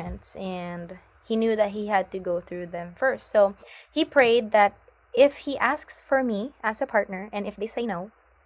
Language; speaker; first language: English; non-native, local second language; Filipino